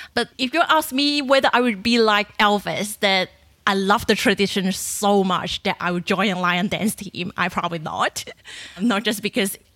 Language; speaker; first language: English; non-native, fluent; Chinese